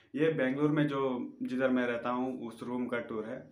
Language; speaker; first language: Hindi; non-native, local second language; Urdu